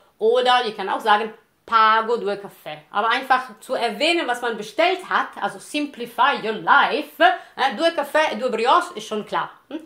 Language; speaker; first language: German; non-native, fluent; Italian